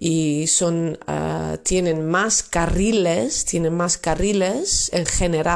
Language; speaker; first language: Spanish; non-native, fluent; Dutch